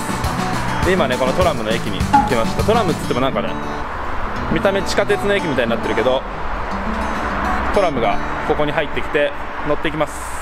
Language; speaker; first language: Japanese; native; Japanese